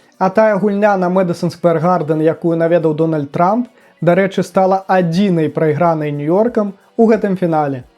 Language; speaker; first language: Belarusian; native; Belarusian